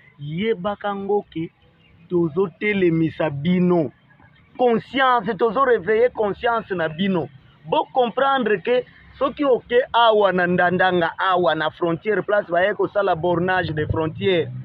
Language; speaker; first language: Lingala; non-native, local second language; Kongo